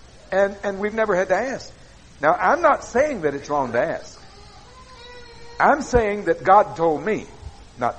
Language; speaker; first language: English; native; English